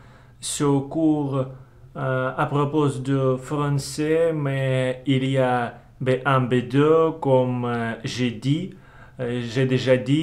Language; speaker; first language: French; non-native, learner; Russian